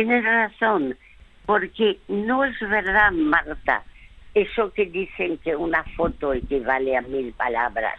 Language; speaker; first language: Spanish; early bilingual, other home language; French